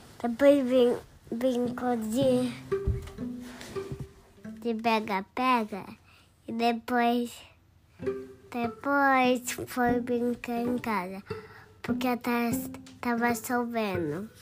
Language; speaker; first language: Portuguese; early bilingual, heritage; Portuguese